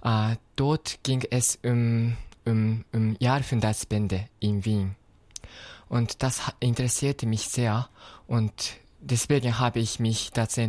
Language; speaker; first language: German; non-native, fluent; Japanese